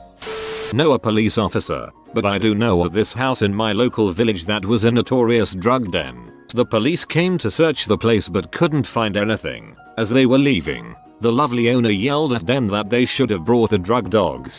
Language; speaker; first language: English; native; English